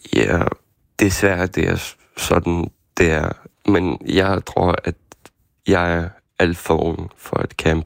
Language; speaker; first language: Danish; non-native, fluent; Ukrainian